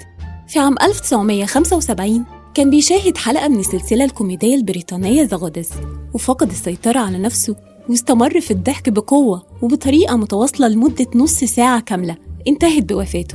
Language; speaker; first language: Arabic; native; Arabic